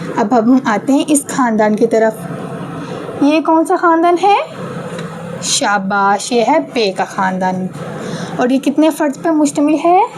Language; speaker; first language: Urdu; native; Urdu